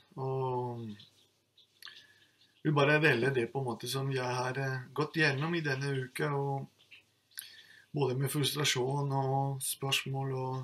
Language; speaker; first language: Norwegian; non-native, fluent; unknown